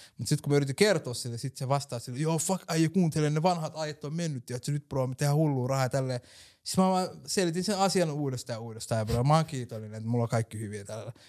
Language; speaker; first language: Finnish; early bilingual, other home language; Somali